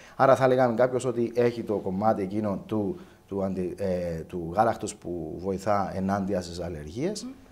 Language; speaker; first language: Greek; native; Greek